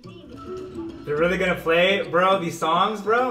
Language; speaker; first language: English; native; English